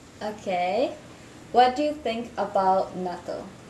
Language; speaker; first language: English; non-native, learner; Japanese